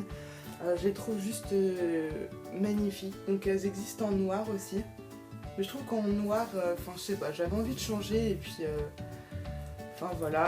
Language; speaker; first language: French; native; French